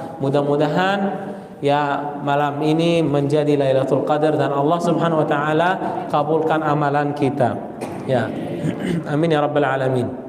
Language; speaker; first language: Indonesian; non-native, fluent; Arabic